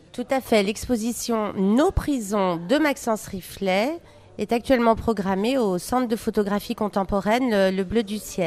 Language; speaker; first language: French; native; French